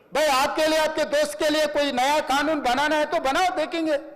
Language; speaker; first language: Hindi; non-native, local second language; Telugu